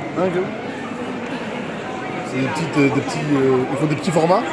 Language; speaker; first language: French; native; French